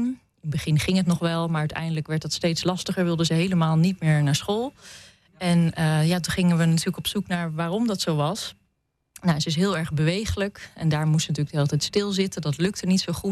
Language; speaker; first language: Dutch; native; Dutch